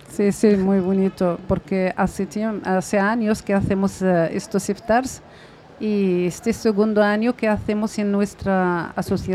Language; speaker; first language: Spanish; non-native, fluent; Arabic